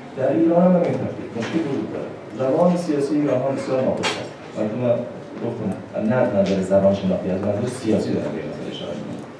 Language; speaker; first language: Persian; native; Persian